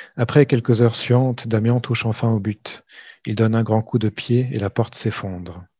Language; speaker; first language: French; native; French